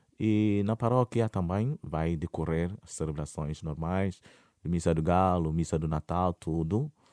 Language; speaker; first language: Portuguese; non-native, fluent; Akan